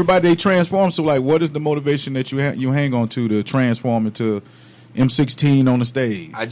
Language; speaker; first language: English; native; English